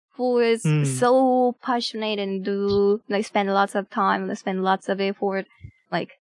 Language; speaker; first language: English; non-native, fluent; Japanese